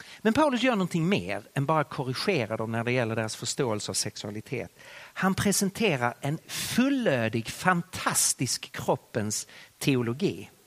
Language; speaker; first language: Swedish; native; Swedish